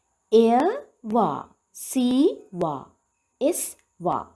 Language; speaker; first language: German; non-native, fluent; Sinhala